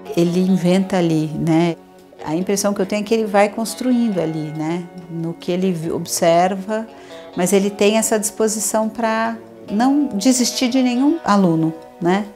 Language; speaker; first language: Portuguese; native; Portuguese